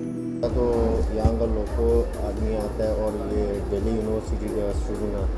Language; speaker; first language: Hindi; non-native, learner; Tibetan